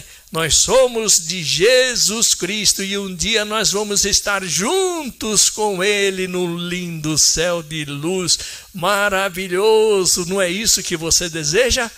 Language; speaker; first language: Portuguese; native; Portuguese